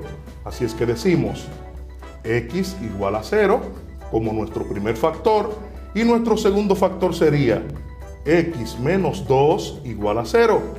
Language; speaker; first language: Spanish; native; Spanish